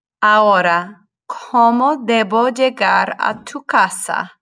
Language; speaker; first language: Spanish; non-native, fluent; English